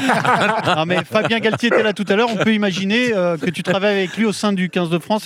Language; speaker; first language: French; native; French